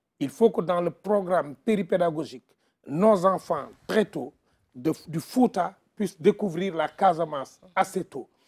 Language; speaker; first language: French; non-native, local second language; Wolof